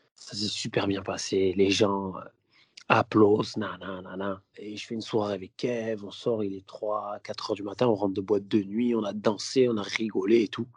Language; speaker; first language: French; native; French